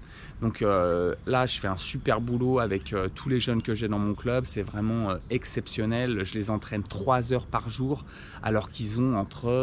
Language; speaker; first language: French; native; French